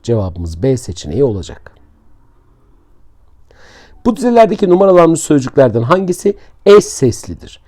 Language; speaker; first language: Turkish; native; Turkish